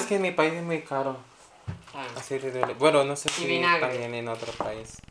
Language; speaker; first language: Spanish; non-native, learner; Filipino